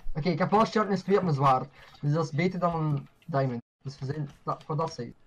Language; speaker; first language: Dutch; native; Dutch